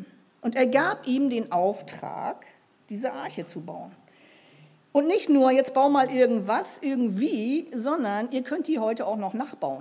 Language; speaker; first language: German; native; German